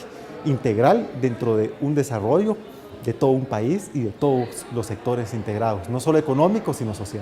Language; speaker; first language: Spanish; native; Spanish